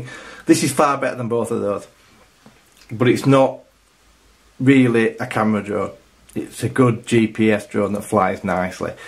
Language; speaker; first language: English; native; English